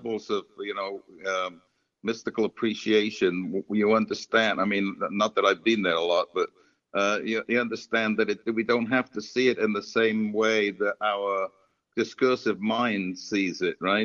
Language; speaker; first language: English; native; English